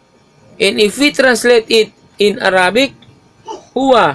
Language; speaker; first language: English; non-native, local second language; Maguindanaon